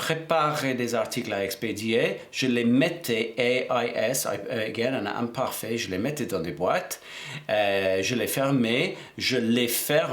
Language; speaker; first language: French; non-native, fluent; English